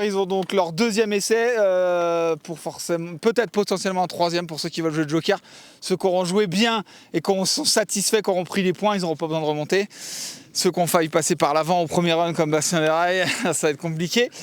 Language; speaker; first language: French; native; French